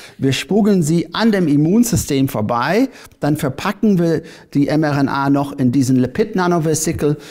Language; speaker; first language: German; non-native, fluent; English